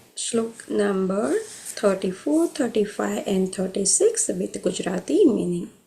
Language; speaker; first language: English; non-native, local second language; Gujarati